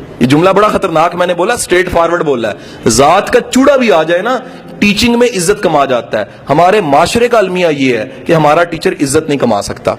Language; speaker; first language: Urdu; non-native, local second language; Punjabi